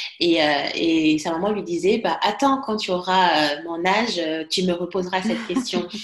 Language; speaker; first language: French; non-native, local second language; Lingala